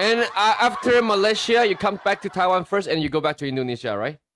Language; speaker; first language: English; non-native, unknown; Chinese